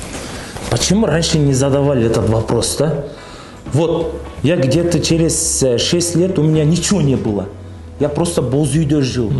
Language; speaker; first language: Russian; non-native, local second language; Kyrgyz